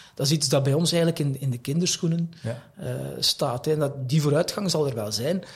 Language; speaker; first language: Dutch; native; Dutch